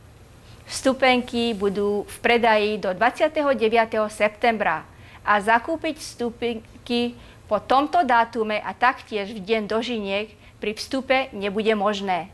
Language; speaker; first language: Slovak; native; Slovak